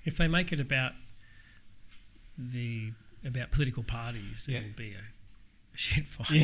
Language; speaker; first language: English; native; English